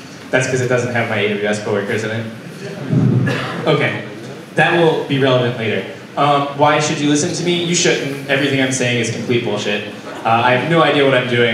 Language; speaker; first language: English; native; English